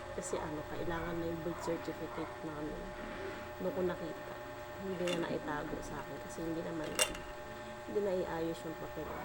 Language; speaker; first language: Filipino; native; Filipino